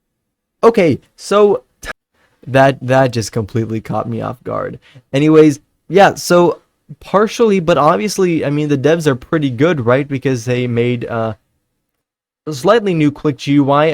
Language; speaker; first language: English; non-native, fluent; Dutch